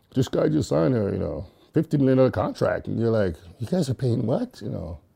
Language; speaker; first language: English; early bilingual, other home language; Jamaican Creole English